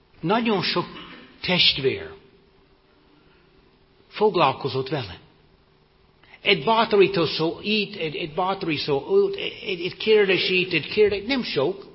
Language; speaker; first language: Hungarian; non-native, fluent; English